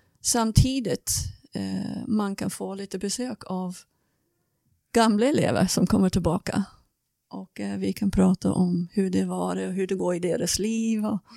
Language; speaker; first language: Swedish; non-native, fluent; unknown